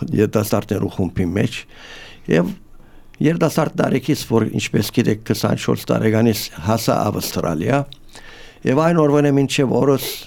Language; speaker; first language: Armenian; native; Armenian